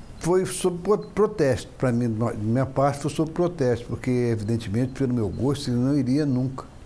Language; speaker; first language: Portuguese; native; Portuguese